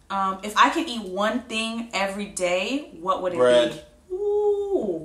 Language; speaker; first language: English; native; English